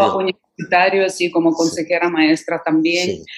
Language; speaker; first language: Spanish; non-native, fluent; Ukrainian